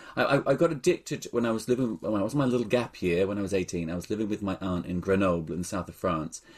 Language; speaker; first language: English; native; English